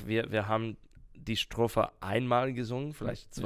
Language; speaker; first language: German; non-native, learner; English